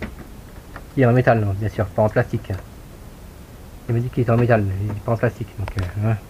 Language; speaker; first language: French; native; French